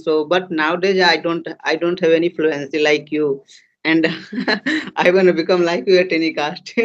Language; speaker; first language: English; non-native, learner; Hindi